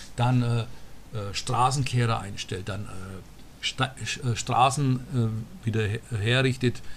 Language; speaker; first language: German; early bilingual, other home language; Turkish